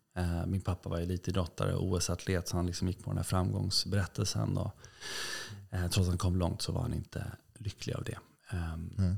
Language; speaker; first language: Swedish; native; Swedish